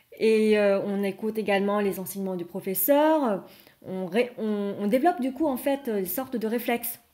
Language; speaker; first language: French; non-native, fluent; Vietnamese